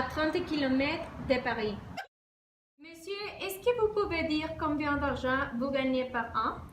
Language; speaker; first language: French; non-native, learner; Spanish